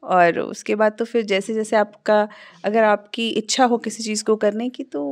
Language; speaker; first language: Hindi; native; Hindi